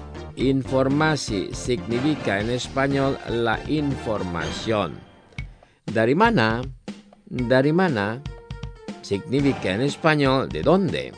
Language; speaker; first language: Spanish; non-native, fluent; Indonesian